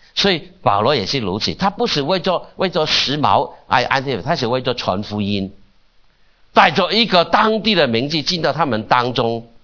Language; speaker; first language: Chinese; non-native, local second language; Cantonese